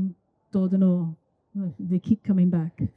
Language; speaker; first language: Welsh; non-native, local second language; English